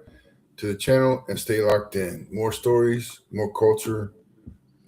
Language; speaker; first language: English; native; English